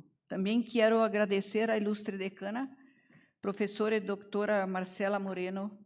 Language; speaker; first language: Spanish; non-native, learner; Portuguese